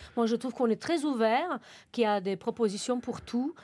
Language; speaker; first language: French; non-native, fluent; Romanian